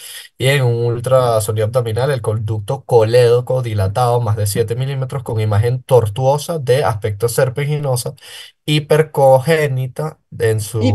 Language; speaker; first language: Spanish; native; Spanish